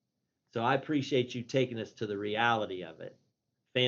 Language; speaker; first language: English; native; English